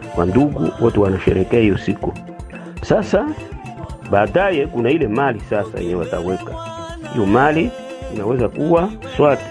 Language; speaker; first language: Swahili; non-native, local second language; Bembe